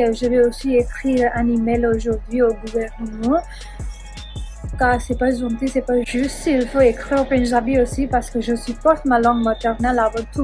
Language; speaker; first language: French; non-native, learner; Punjabi